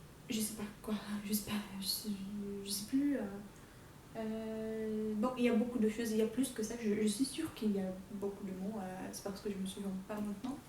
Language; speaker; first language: French; non-native, fluent; Portuguese